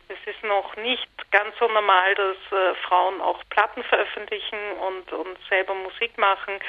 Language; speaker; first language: German; native; German